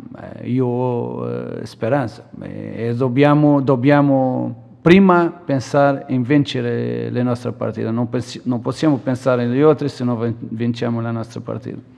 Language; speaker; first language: Italian; non-native, fluent; Portuguese